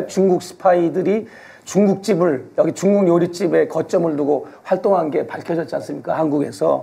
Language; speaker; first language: Korean; native; Korean